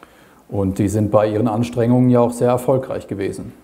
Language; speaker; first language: German; native; German